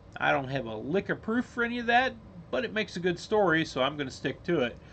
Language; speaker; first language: English; native; English